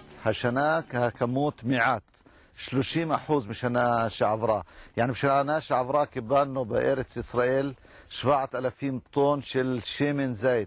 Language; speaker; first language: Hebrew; non-native, local second language; Arabic